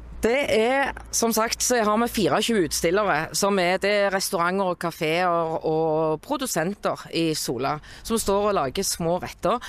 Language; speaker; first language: Norwegian; native; Norwegian